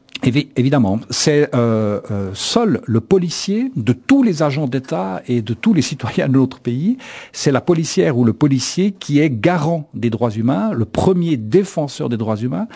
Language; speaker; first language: French; native; French